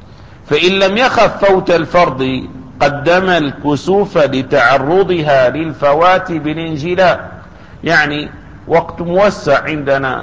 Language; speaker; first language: Arabic; native; Arabic